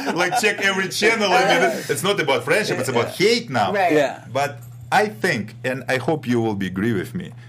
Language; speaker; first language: English; non-native, fluent; Russian